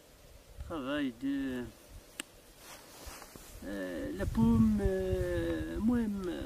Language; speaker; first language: French; non-native, learner; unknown